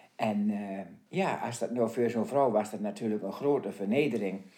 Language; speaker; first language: Dutch; native; Dutch